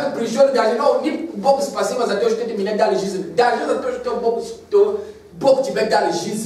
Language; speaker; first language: Russian; non-native, learner; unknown